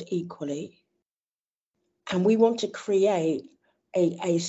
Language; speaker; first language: English; native; English